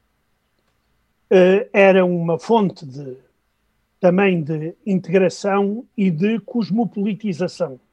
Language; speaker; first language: Portuguese; native; Portuguese